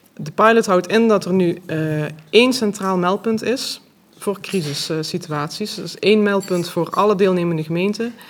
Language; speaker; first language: Dutch; native; Dutch